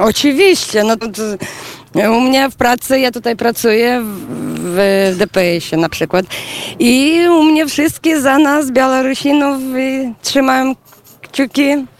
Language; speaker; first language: Polish; non-native, learner; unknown